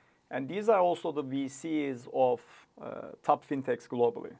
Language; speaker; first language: English; non-native, fluent; Turkish